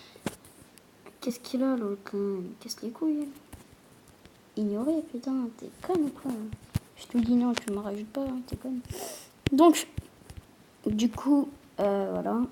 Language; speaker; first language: French; native; French